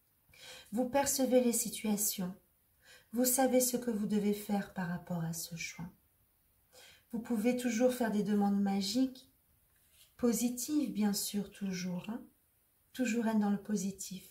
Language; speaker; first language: French; native; French